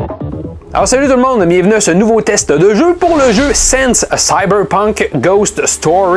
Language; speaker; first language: French; native; French